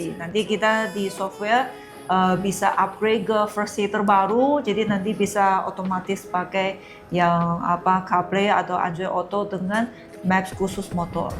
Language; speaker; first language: Indonesian; non-native, fluent; Chinese